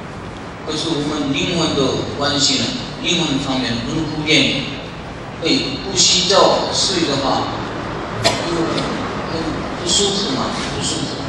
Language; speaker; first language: Chinese; non-native, learner; Korean